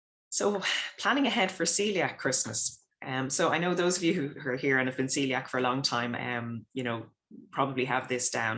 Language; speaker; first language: English; native; English